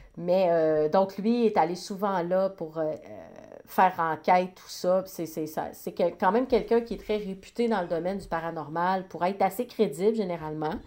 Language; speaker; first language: French; native; French